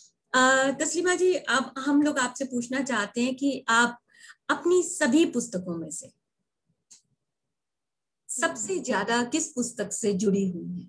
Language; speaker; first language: Hindi; native; Hindi